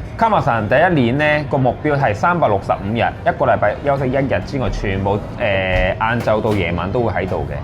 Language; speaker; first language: Cantonese; non-native, fluent; Japanese